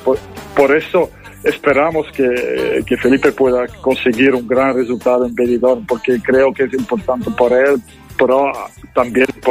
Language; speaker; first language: Spanish; non-native, fluent; Dutch